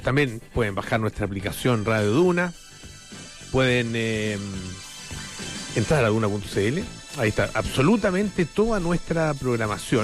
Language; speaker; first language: Spanish; native; Spanish